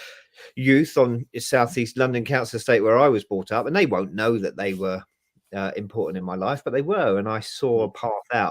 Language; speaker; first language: English; native; English